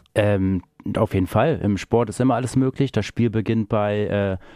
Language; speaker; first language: German; native; German